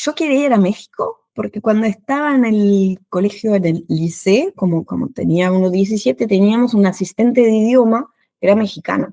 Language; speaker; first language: Spanish; non-native, fluent; French